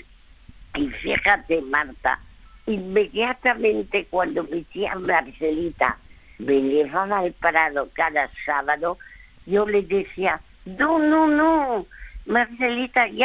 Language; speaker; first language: Spanish; early bilingual, other home language; French